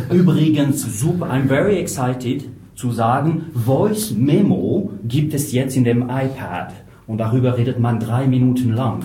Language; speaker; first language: German; non-native, fluent; French